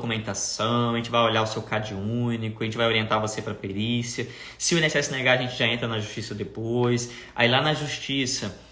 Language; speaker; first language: Portuguese; native; Portuguese